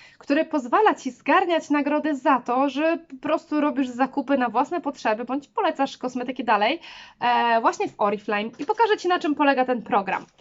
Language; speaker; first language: Polish; native; Polish